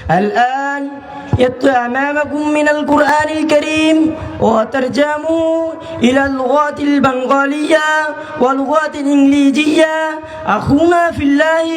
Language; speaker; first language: Arabic; non-native, learner; Bangla